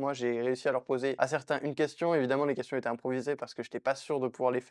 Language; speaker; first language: French; native; French